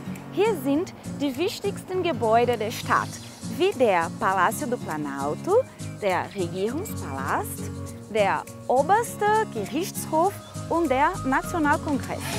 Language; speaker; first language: German; early bilingual, heritage; German